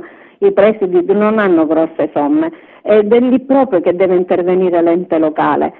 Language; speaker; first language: Italian; native; Italian